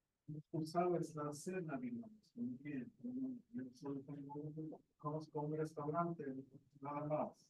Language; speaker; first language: Spanish; non-native, fluent; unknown